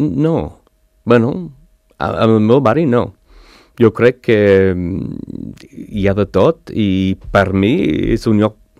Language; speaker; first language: Catalan; non-native, learner; English